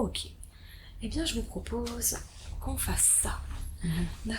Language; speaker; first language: French; native; French